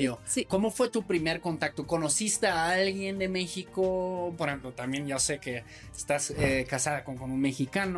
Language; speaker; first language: Spanish; native; Spanish